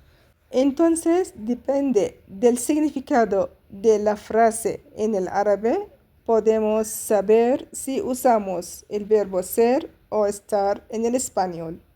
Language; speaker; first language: Spanish; non-native, fluent; Arabic